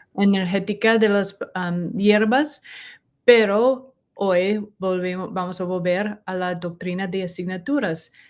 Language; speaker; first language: Spanish; non-native, learner; English